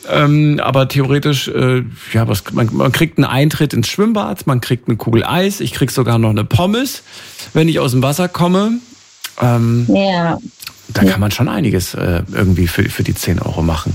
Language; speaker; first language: German; native; German